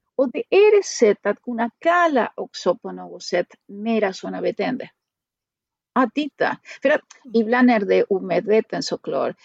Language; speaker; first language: Swedish; non-native, fluent; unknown